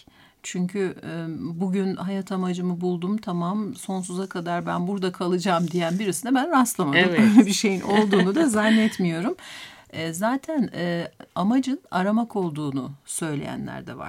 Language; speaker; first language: Turkish; native; Turkish